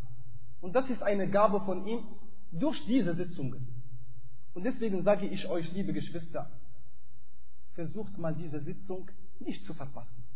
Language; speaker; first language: German; non-native, fluent; Arabic